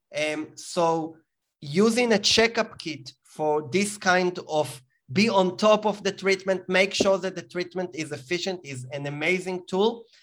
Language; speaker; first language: English; non-native, fluent; Hebrew